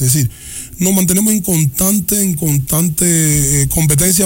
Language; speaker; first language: Spanish; native; Spanish